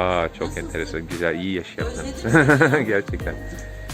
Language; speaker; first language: Turkish; non-native, learner; English